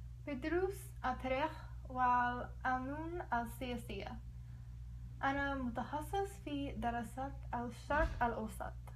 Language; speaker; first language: Arabic; non-native, learner; English